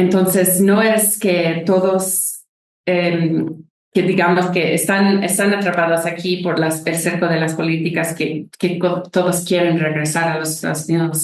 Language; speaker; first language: Spanish; non-native, fluent; English